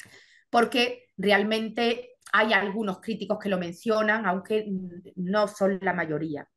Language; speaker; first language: Spanish; native; Spanish